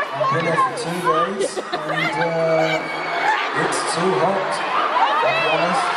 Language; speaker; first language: English; native; English